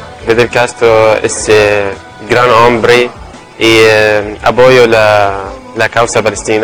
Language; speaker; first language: Spanish; non-native, learner; Arabic